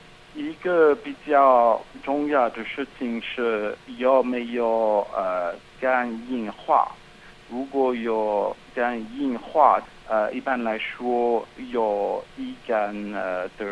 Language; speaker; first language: Chinese; non-native, fluent; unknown